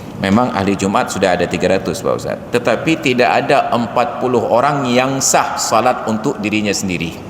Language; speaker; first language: Malay; non-native, local second language; Achinese